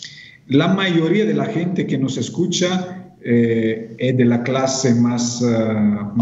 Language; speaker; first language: Spanish; non-native, fluent; Italian